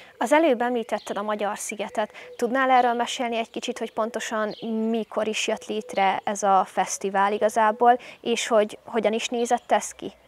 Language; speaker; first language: Hungarian; native; Hungarian